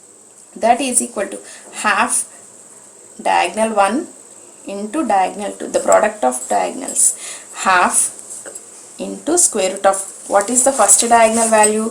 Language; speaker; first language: English; non-native, local second language; Telugu